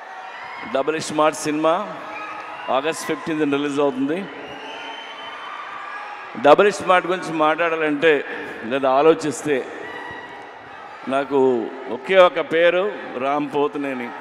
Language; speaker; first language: Telugu; native; Telugu